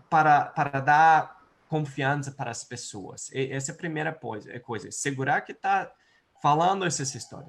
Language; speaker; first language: Portuguese; non-native, fluent; English